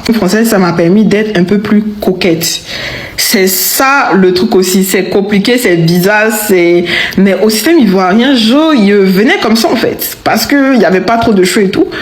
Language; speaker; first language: French; native; French